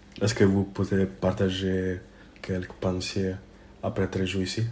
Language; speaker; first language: French; non-native, fluent; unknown